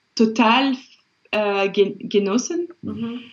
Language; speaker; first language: German; non-native, fluent; French